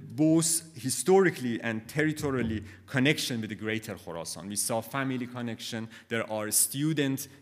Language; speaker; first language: English; non-native, fluent; Persian